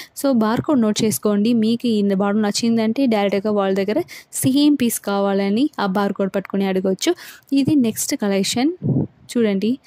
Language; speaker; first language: Telugu; non-native, local second language; Tamil